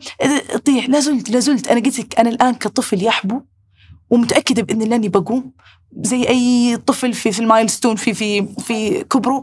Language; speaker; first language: Arabic; native; Arabic